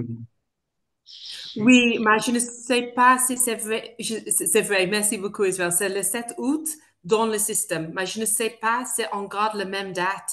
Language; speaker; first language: French; non-native, fluent; English